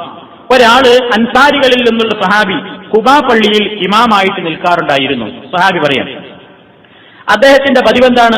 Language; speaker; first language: Malayalam; native; Malayalam